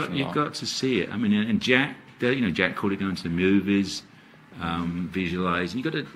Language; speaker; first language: English; native; English